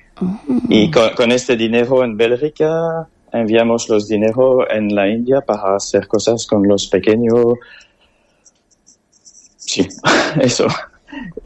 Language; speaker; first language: Spanish; non-native, learner; French